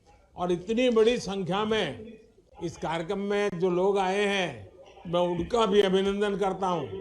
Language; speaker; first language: Hindi; non-native, local second language; Gujarati